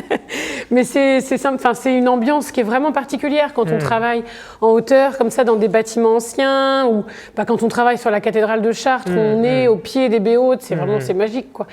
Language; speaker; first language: French; native; French